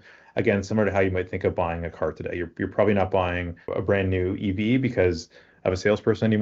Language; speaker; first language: English; native; English